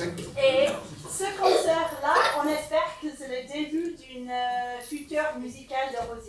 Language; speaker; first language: French; non-native, learner; English